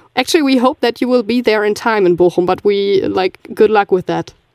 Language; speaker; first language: English; non-native, fluent; German